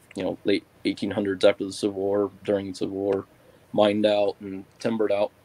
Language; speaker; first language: English; native; English